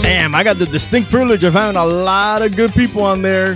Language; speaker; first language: English; native; English